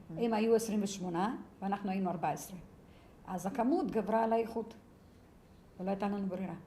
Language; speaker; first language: Hebrew; early bilingual, other home language; Yiddish